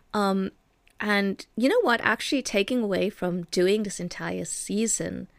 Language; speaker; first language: English; native; English